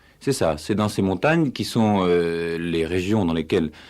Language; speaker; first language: French; native; French